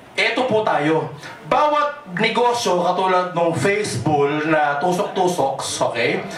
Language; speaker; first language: Filipino; non-native, local second language; Cebuano